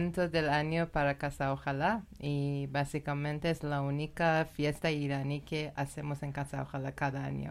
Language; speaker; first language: Spanish; non-native, learner; Persian